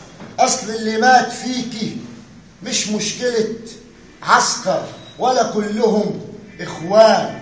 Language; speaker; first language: Arabic; native; Arabic